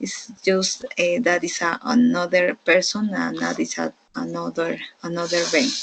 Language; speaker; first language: English; non-native, learner; Spanish